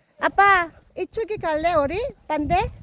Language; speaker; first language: Korean; non-native, learner; Filipino